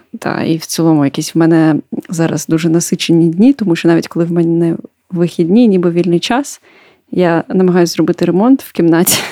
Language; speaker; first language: Ukrainian; non-native, local second language; Russian